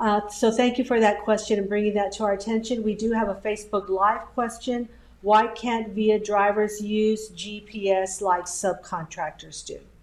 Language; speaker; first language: English; native; English